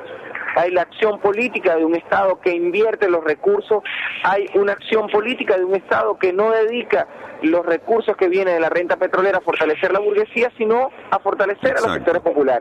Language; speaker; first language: Spanish; native; Spanish